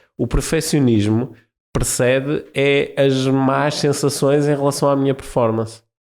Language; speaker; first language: Portuguese; native; Portuguese